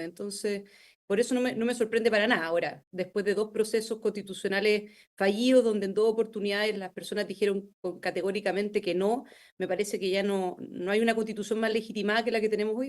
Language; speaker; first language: Spanish; native; Spanish